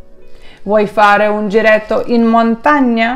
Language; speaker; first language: Italian; non-native, fluent; Ukrainian